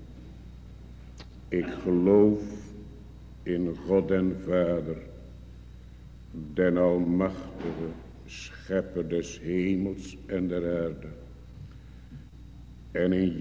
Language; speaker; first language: Dutch; native; Dutch